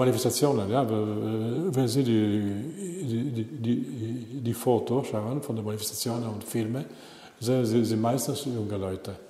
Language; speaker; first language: German; non-native, learner; Italian